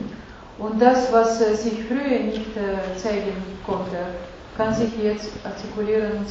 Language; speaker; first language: German; non-native, fluent; Russian